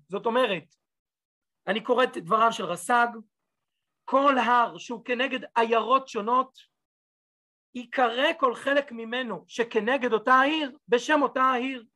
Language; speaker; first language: Hebrew; native; Hebrew